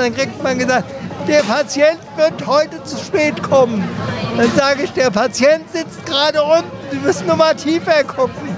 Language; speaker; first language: German; native; German